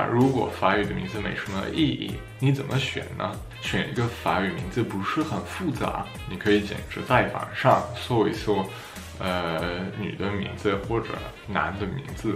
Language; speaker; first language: Chinese; non-native, fluent; French